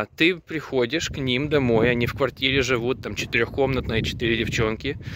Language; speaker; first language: Russian; native; Russian